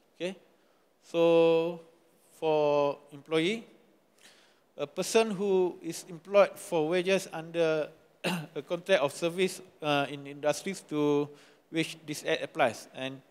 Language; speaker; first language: English; non-native, local second language; Malay